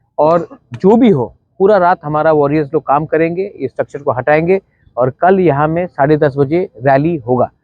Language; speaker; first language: Hindi; non-native, local second language; Kok Borok